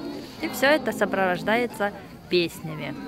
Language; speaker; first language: Russian; native; Russian